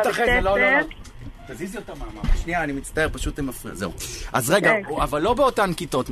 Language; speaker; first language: Hebrew; native; Hebrew